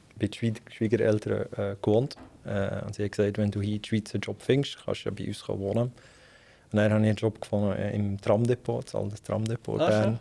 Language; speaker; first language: German; non-native, fluent; Dutch